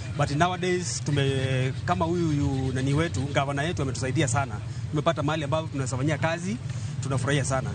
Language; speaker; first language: Swahili; non-native, local second language; Kamba